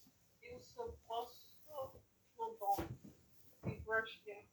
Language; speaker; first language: French; non-native, learner; English